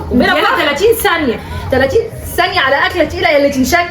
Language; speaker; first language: Arabic; native; Arabic